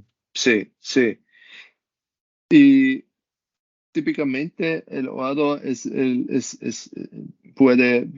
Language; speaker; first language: Spanish; non-native, learner; German